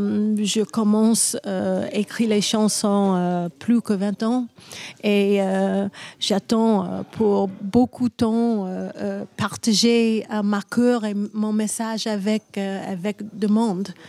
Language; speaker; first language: French; non-native, learner; English